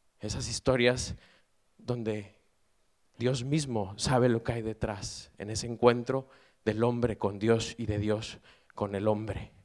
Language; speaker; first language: Spanish; native; Spanish